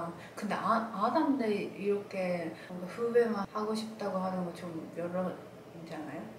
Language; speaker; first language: Korean; non-native, learner; Japanese